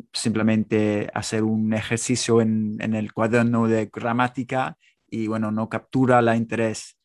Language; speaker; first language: Spanish; non-native, fluent; English